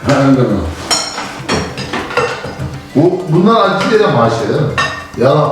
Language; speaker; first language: Turkish; native; Turkish